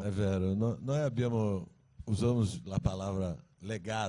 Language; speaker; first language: Italian; non-native, learner; Portuguese